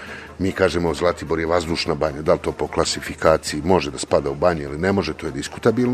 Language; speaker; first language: Serbian; native; Serbian